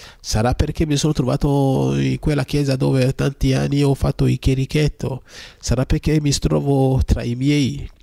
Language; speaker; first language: Italian; non-native, fluent; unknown